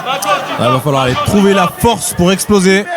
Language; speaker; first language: French; native; French